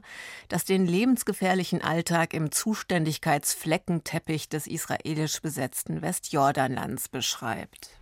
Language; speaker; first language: German; native; German